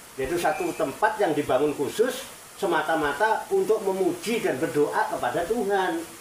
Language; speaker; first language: Indonesian; non-native, local second language; Javanese